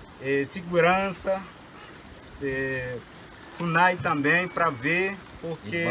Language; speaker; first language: Portuguese; non-native, learner; Yanomámi